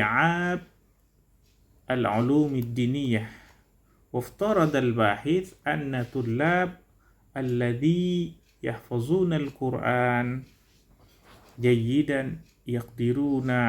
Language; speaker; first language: Arabic; non-native, learner; Indonesian